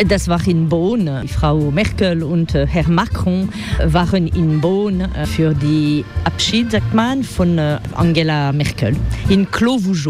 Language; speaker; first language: German; non-native, fluent; French